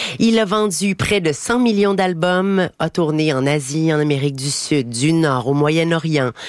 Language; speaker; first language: French; native; French